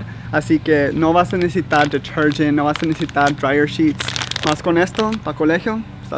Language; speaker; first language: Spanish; early bilingual, heritage; Spanish